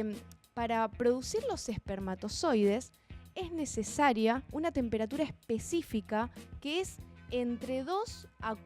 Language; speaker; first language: Spanish; native; Spanish